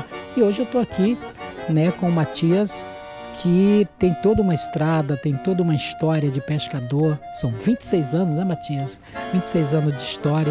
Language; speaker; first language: Portuguese; native; Portuguese